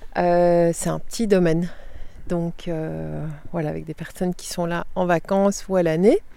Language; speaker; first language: French; early bilingual, heritage; French